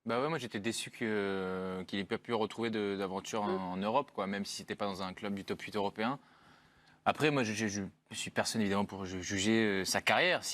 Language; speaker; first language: French; native; French